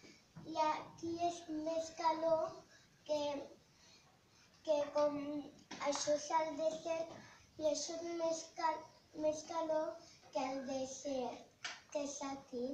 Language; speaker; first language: Catalan; non-native, local second language; Spanish